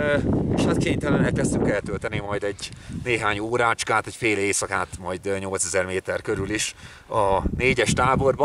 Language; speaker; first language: Hungarian; native; Hungarian